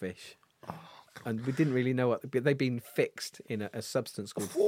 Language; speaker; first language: English; native; English